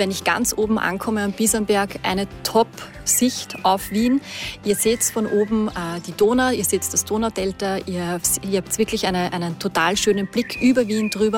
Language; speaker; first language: German; native; German